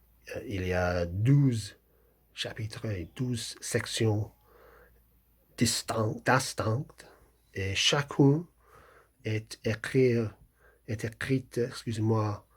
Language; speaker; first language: French; non-native, fluent; English